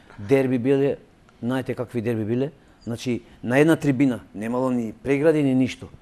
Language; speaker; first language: Macedonian; non-native, local second language; Albanian